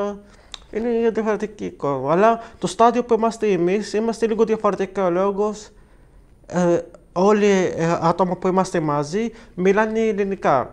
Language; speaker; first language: Greek; non-native, learner; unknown